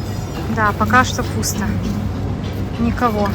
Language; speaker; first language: Russian; native; Russian